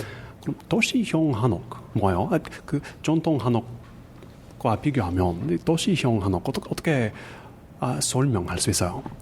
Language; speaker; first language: Korean; non-native, learner; English